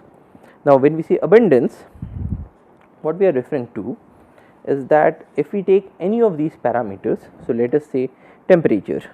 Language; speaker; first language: English; non-native, local second language; Hindi